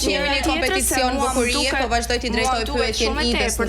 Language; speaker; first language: Albanian; native; Albanian